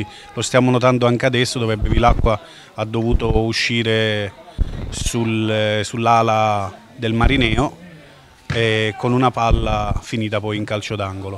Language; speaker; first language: Italian; native; Italian